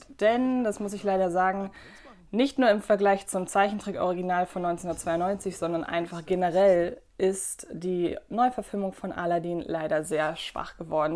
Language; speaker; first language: German; native; German